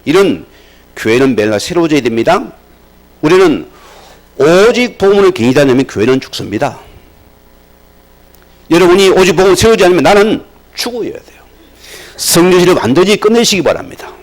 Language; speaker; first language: Korean; native; Korean